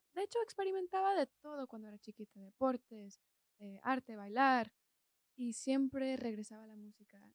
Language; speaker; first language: Spanish; early bilingual, heritage; Spanish